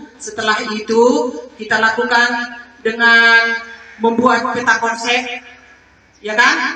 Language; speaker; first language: Indonesian; native; Indonesian